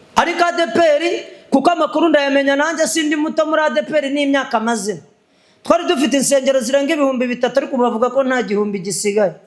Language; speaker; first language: Kinyarwanda; native; Kinyarwanda